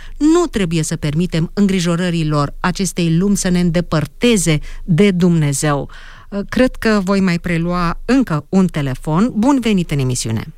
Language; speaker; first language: Romanian; native; Romanian